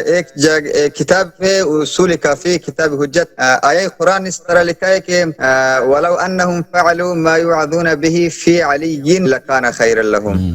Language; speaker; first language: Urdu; non-native, learner; Persian